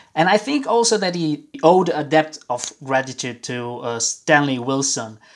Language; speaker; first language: English; non-native, fluent; Italian